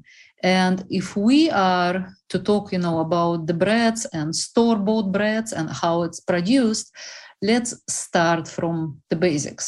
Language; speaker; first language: English; non-native, fluent; Russian